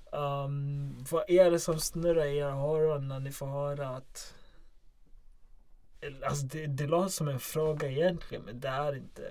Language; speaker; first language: Swedish; non-native, local second language; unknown